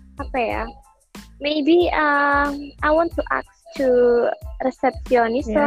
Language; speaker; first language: English; non-native, learner; Indonesian